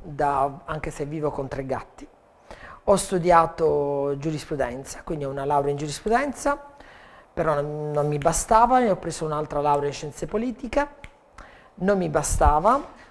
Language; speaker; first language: Italian; native; Italian